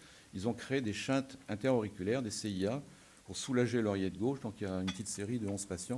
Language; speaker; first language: French; native; French